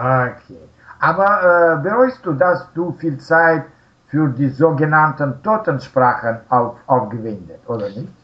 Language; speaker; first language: German; non-native, learner; Russian